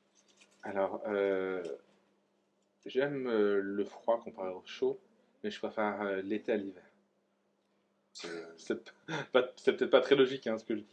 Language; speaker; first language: French; native; French